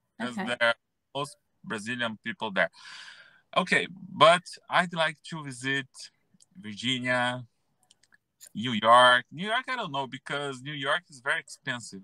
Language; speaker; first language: English; non-native, learner; Portuguese